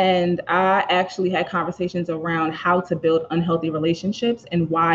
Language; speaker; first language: English; native; English